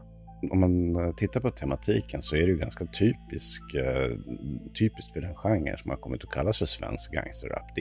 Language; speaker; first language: Swedish; native; Swedish